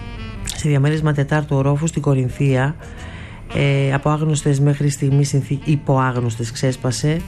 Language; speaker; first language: Greek; native; Greek